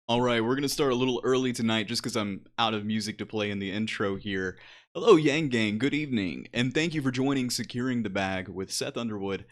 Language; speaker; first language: English; native; English